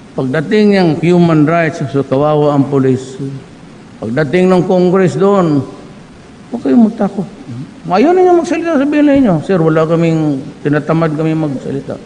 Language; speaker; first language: Filipino; non-native, local second language; Cebuano